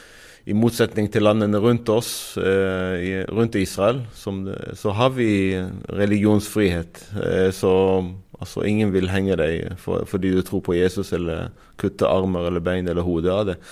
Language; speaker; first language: Norwegian; non-native, fluent; Arabic